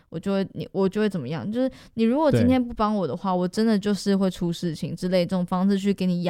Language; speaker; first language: Chinese; native; Chinese